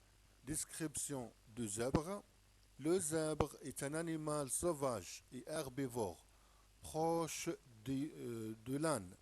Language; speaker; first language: French; non-native, local second language; Arabic